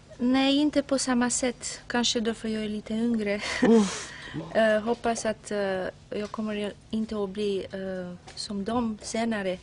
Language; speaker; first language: Swedish; non-native, fluent; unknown